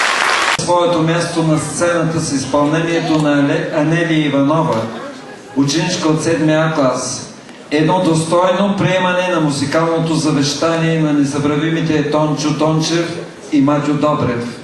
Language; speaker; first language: Bulgarian; native; Bulgarian